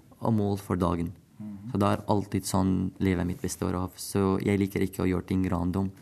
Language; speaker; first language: Norwegian; non-native, fluent; Arabic